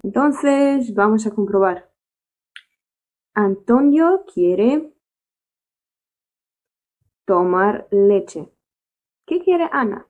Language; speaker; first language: Spanish; non-native, fluent; Russian